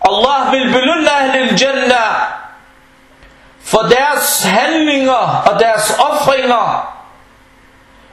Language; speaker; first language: Danish; non-native, local second language; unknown